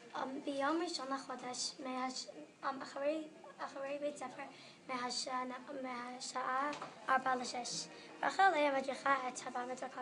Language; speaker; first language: Hebrew; non-native, learner; English